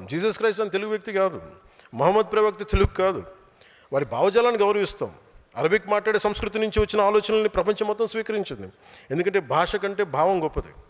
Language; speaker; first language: Telugu; native; Telugu